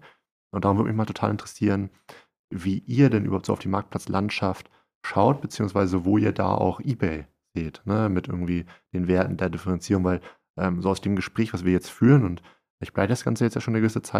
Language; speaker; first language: German; native; German